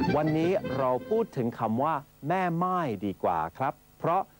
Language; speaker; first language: Thai; non-native, fluent; English